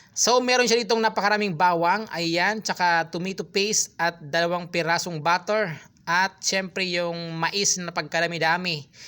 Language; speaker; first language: Filipino; non-native, local second language; Cebuano